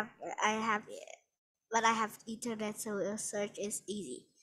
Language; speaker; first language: English; non-native, learner; Vietnamese